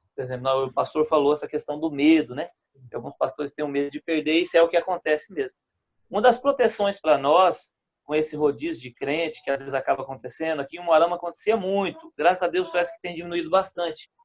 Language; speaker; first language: Portuguese; native; Portuguese